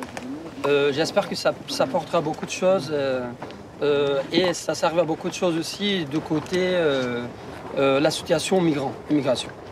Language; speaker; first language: French; non-native, fluent; Kurdish